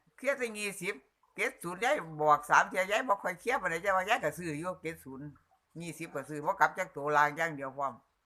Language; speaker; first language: Thai; native; Thai